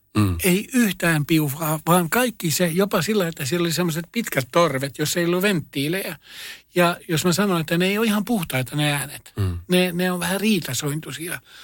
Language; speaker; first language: Finnish; non-native, local second language; Swedish